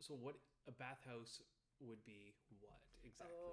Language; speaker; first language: English; native; English